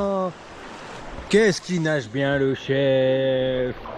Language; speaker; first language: French; native; French